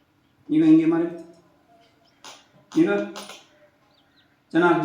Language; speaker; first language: Kannada; non-native, local second language; Tibetan